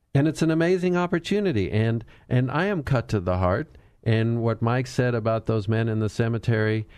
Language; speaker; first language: English; native; English